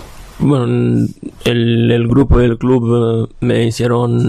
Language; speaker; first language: Spanish; non-native, fluent; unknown